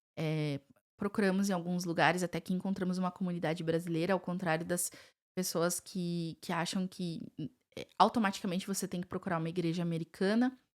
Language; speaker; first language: Portuguese; native; Portuguese